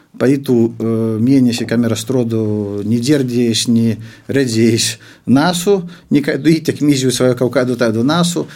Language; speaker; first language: Latvian; non-native, local second language; Russian